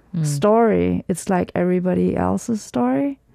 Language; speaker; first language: English; early bilingual, heritage; Danish